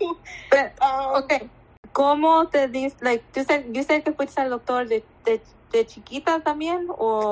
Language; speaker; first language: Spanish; early bilingual, other home language; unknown